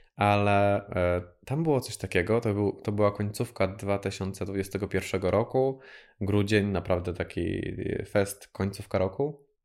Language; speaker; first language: Polish; native; Polish